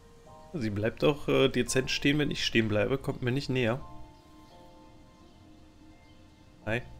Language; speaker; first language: German; native; German